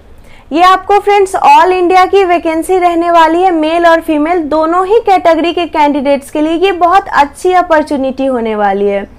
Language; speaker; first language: Hindi; native; Hindi